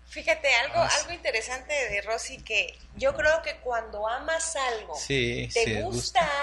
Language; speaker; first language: Spanish; native; Spanish